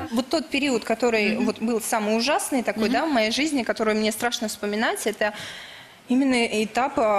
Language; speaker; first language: Russian; native; Russian